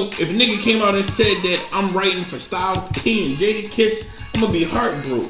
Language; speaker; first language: English; native; English